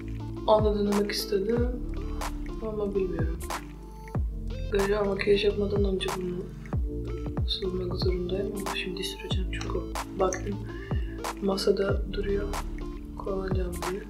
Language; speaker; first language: Turkish; non-native, fluent; Polish